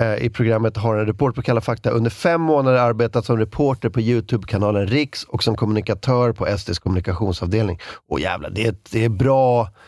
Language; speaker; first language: Swedish; native; Swedish